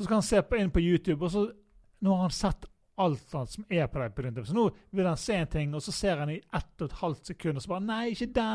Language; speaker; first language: Norwegian; native; Norwegian